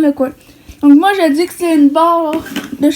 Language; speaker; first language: French; native; French